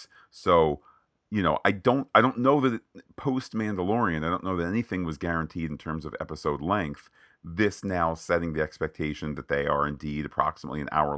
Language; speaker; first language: English; native; English